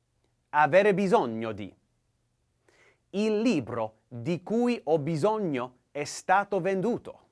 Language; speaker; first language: Italian; non-native, learner; English